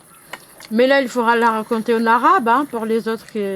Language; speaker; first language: French; non-native, fluent; Arabic